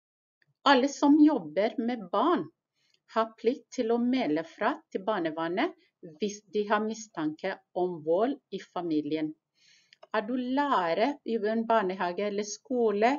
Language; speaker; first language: Norwegian; non-native, fluent; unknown